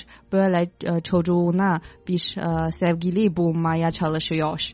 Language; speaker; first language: Turkish; non-native, fluent; Chinese